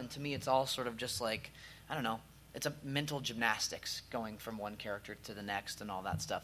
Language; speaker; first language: English; native; English